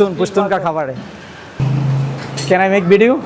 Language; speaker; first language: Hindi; non-native, learner; Bangla